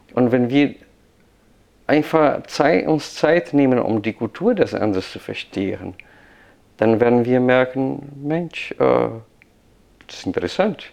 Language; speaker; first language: German; non-native, fluent; Portuguese